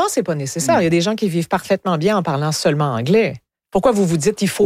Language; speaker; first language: French; native; French